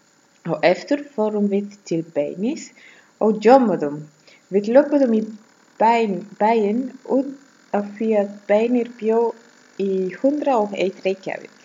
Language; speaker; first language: Icelandic; non-native, learner; German